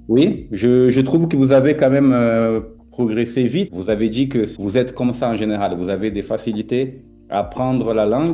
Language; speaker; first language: French; non-native, fluent; Portuguese